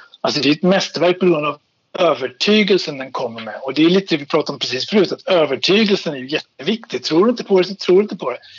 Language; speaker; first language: Swedish; native; Swedish